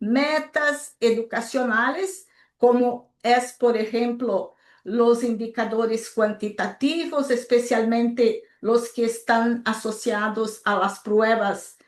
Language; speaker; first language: Spanish; non-native, local second language; Portuguese